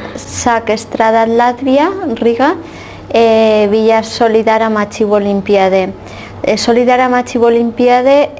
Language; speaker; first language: Latvian; non-native, learner; Catalan